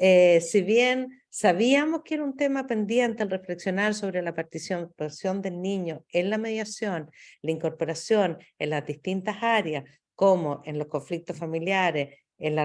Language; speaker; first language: Spanish; native; Spanish